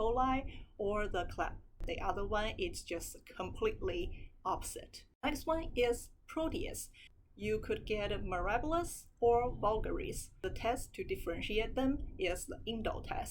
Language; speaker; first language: English; non-native, fluent; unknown